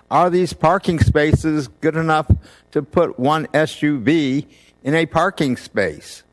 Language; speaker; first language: English; native; English